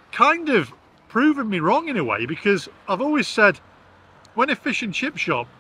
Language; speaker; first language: English; native; English